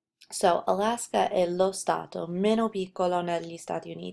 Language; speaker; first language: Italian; non-native, fluent; English